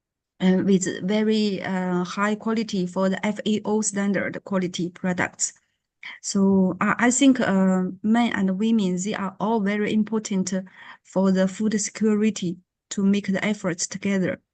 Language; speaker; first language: English; non-native, learner; Chinese